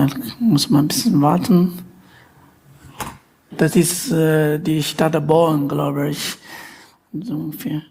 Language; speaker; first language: German; non-native, learner; Chinese